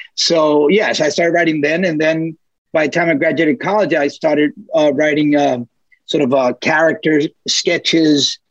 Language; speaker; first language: English; early bilingual, other home language; Spanish